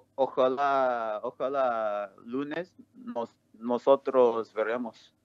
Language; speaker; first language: Spanish; non-native, learner; English